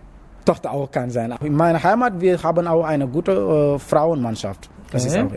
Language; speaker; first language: German; non-native, learner; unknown